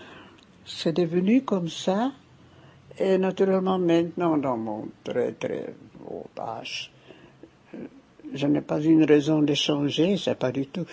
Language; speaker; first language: French; non-native, fluent; German